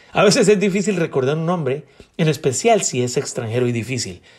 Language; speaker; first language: Spanish; native; Spanish